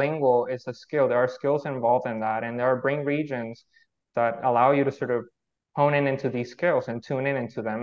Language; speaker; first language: English; non-native, fluent; Spanish